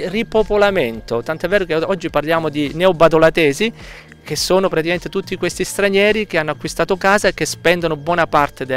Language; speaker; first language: Italian; native; Italian